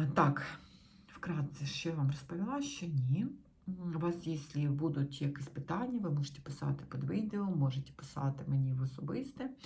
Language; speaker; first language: Ukrainian; non-native, local second language; Russian